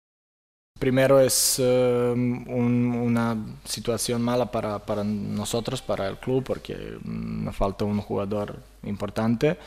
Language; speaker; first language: Spanish; non-native, learner; Serbian